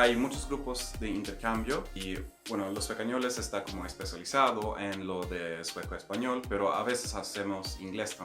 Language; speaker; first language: Spanish; non-native, fluent; Swedish